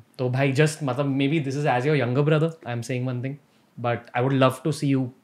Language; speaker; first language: Hindi; native; Hindi